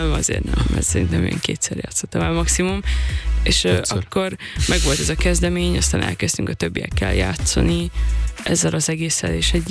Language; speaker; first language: Hungarian; native; Hungarian